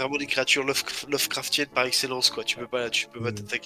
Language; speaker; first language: French; native; French